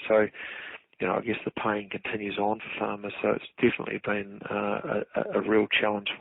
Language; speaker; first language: English; native; English